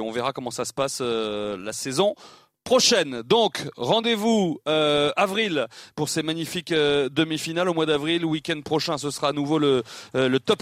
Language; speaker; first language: French; native; French